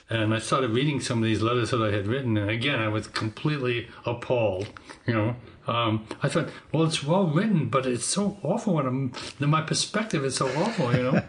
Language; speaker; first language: English; native; English